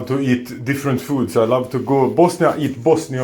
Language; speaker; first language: English; non-native, fluent; Swedish